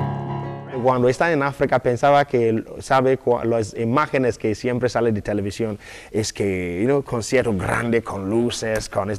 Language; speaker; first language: Spanish; non-native, learner; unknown